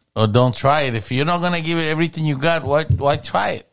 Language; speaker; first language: English; non-native, fluent; Spanish